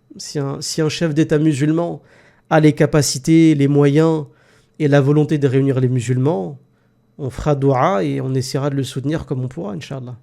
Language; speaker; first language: French; native; French